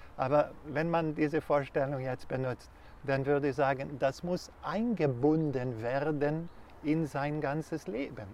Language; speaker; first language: German; non-native, fluent; Portuguese